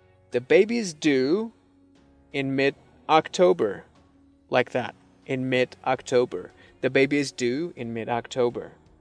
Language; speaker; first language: English; non-native, fluent; Persian